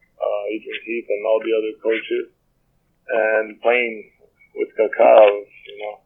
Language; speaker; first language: English; non-native, fluent; Portuguese